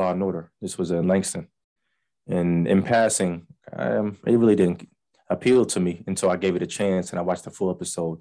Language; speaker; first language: English; native; English